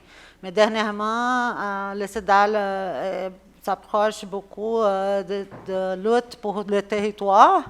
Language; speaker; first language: French; non-native, fluent; Spanish